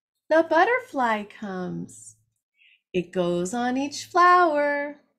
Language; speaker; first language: English; native; English